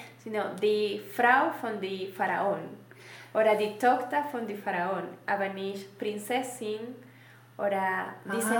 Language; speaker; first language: German; non-native, learner; Spanish